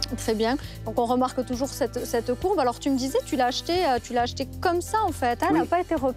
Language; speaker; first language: French; native; French